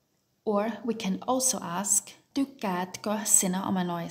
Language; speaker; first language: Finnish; non-native, fluent; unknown